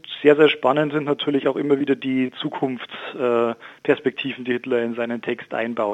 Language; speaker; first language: German; native; German